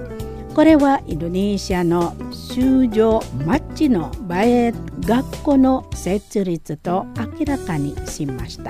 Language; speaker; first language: Japanese; non-native, fluent; Indonesian